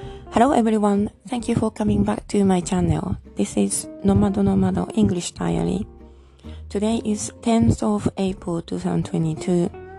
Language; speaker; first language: English; non-native, fluent; Japanese